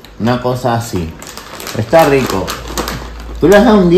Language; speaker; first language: Spanish; native; Spanish